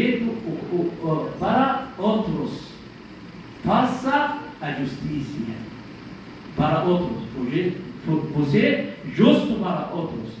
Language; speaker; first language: Portuguese; non-native, learner; Arabic